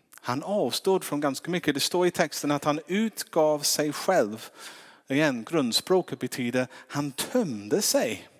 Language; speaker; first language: Swedish; non-native, fluent; English